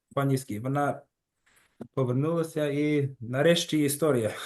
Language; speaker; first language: Ukrainian; early bilingual, heritage; Ukrainian